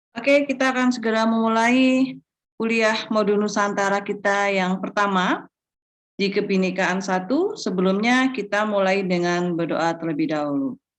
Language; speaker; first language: Indonesian; native; Indonesian